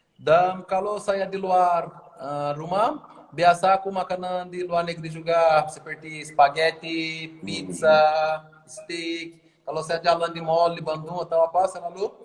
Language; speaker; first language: Indonesian; non-native, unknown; Portuguese